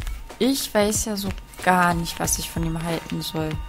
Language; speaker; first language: German; native; German